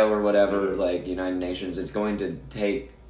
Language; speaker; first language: English; native; English